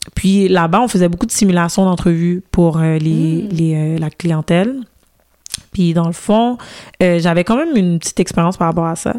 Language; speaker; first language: French; native; French